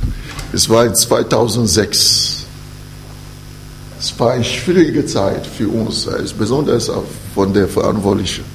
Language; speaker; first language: German; non-native, fluent; French